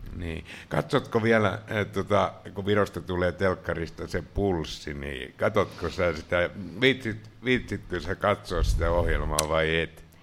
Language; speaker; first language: Finnish; native; Finnish